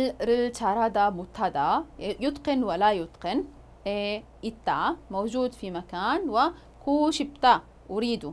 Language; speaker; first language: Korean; non-native, fluent; Arabic